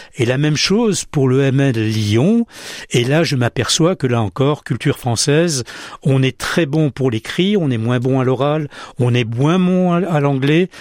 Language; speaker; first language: French; native; French